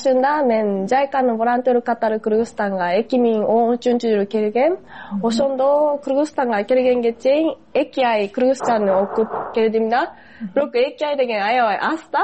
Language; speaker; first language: Kyrgyz; non-native, fluent; Japanese